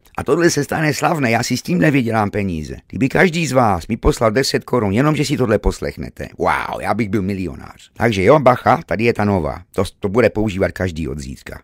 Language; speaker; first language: Czech; native; Czech